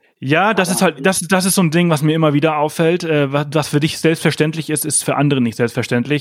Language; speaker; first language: German; native; German